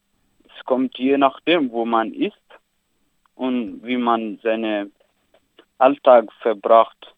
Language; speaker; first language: German; non-native, learner; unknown